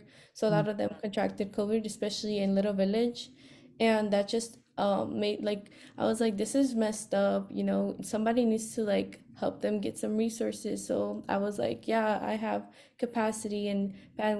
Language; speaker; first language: English; native; English